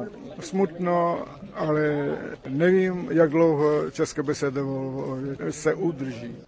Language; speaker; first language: Czech; early bilingual, heritage; Czech